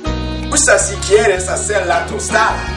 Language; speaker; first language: Spanish; non-native, learner; English